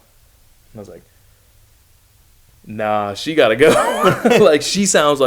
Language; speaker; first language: English; native; English